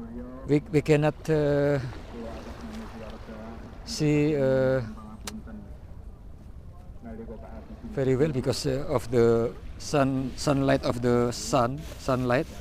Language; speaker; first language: English; non-native, learner; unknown